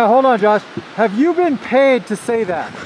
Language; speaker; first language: English; native; English